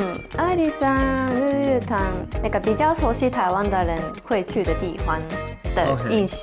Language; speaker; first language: Chinese; non-native, fluent; Japanese